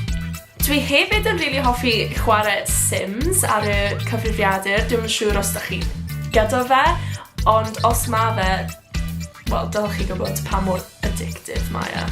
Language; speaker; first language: Welsh; non-native, local second language; English